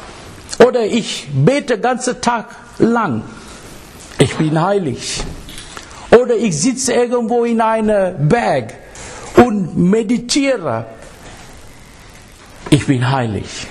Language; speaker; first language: German; non-native, fluent; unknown